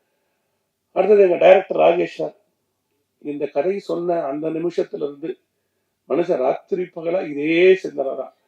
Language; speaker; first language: Tamil; native; Tamil